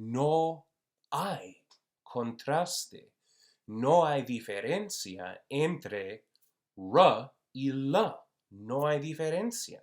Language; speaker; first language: Spanish; non-native, fluent; English